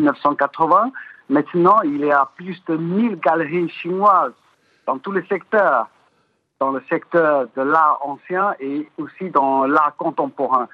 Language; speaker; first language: French; non-native, fluent; Chinese